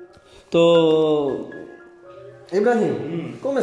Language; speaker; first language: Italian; non-native, learner; Urdu